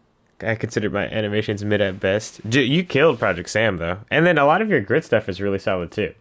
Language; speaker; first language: English; native; English